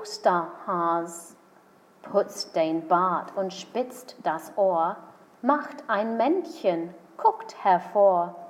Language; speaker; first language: German; non-native, fluent; English